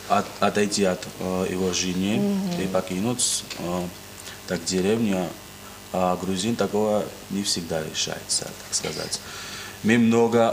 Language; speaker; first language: Russian; non-native, learner; Georgian